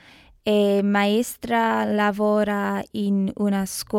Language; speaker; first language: Italian; non-native, learner; English